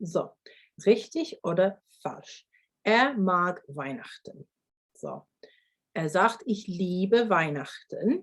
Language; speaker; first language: German; non-native, fluent; English